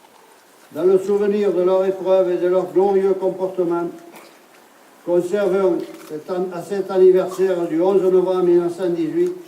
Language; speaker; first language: French; native; French